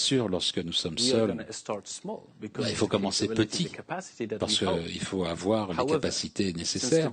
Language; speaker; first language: French; non-native, fluent; Persian